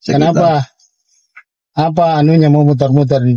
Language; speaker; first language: Indonesian; native; Indonesian